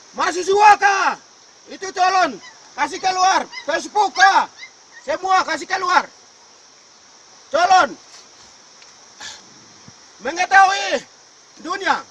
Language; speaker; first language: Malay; non-native, local second language; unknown